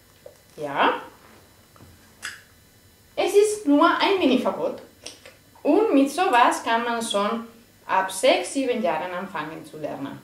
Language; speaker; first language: German; non-native, fluent; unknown